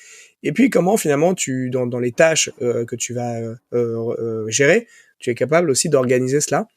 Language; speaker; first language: French; native; French